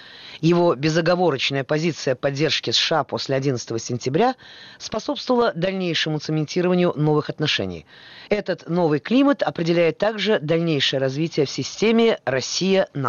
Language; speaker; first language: Russian; native; Russian